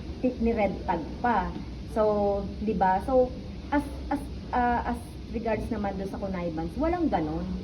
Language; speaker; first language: Filipino; native; Filipino